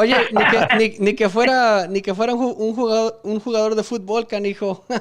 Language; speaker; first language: Spanish; early bilingual, heritage; Spanish